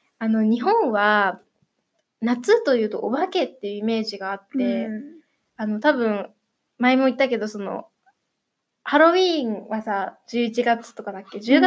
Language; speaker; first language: Japanese; native; Japanese